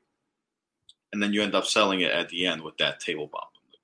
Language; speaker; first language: English; non-native, fluent; Spanish